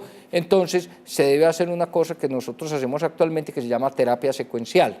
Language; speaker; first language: Spanish; native; Spanish